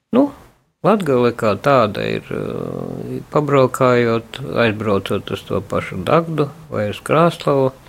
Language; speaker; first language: Latvian; native; Latvian